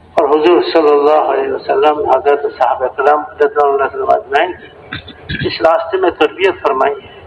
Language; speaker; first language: Urdu; non-native, local second language; Pashto